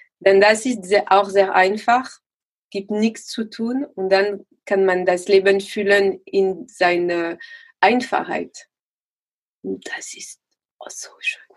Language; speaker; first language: German; non-native, learner; French